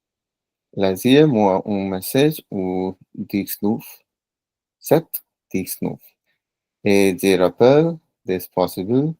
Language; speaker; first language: French; non-native, learner; Punjabi